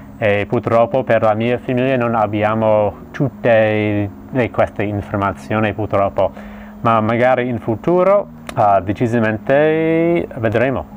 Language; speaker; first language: Italian; non-native, fluent; English